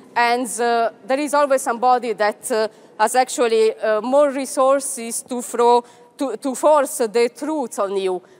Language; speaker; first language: English; non-native, fluent; Italian